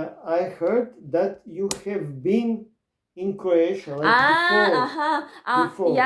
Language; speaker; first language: English; non-native, learner; Croatian